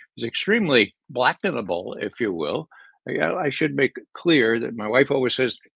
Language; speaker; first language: English; native; English